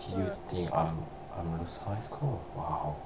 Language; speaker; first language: English; non-native, learner; Korean